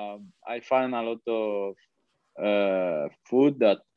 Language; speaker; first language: English; non-native, learner; Spanish